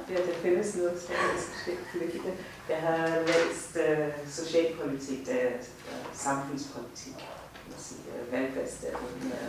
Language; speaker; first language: Danish; non-native, fluent; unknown